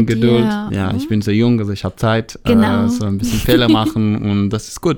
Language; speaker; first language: German; non-native, learner; Hebrew